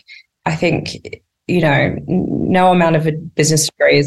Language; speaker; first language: English; native; English